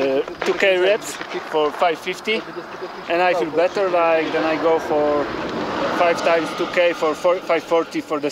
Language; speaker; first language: English; non-native, learner; Polish